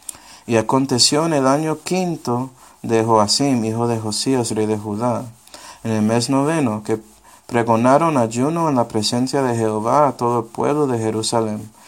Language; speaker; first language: Spanish; non-native, fluent; English